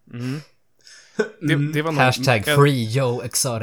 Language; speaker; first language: Swedish; native; Swedish